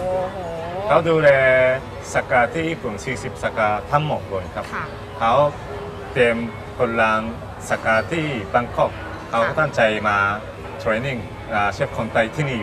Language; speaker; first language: Thai; non-native, learner; Japanese